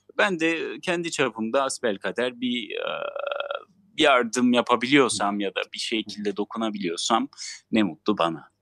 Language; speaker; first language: Turkish; non-native, local second language; Armenian